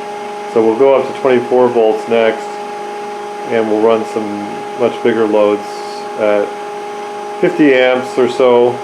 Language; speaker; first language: English; native; English